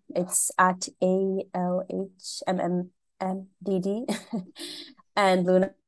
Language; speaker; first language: English; native; English